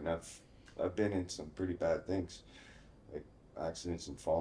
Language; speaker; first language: English; native; English